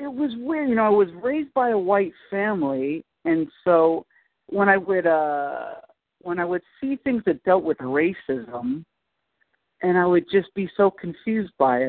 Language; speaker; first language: English; native; English